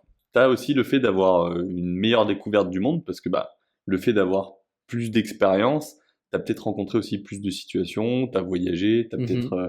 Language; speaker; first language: French; native; French